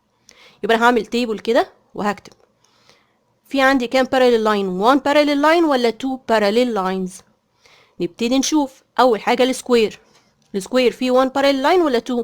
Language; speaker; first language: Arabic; native; Arabic